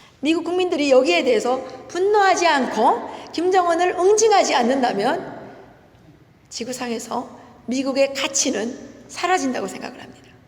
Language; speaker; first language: Korean; native; Korean